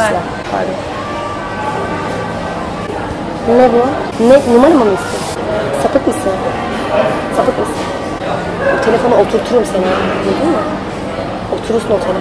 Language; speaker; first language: Turkish; native; Turkish